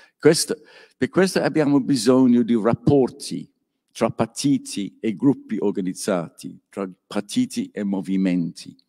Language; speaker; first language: Italian; non-native, learner; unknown